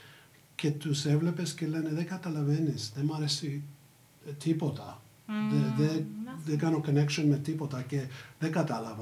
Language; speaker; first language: Greek; early bilingual, heritage; English